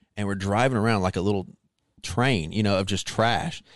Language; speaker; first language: English; native; English